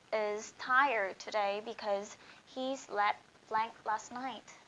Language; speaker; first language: English; non-native, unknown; Korean